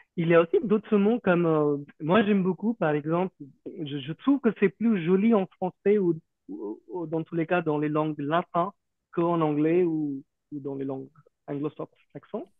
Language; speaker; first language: French; non-native, fluent; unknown